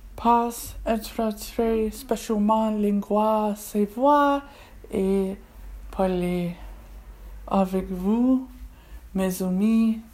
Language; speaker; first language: French; non-native, learner; English